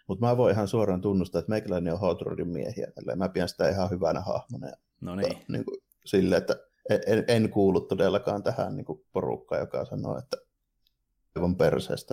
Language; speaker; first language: Finnish; native; Finnish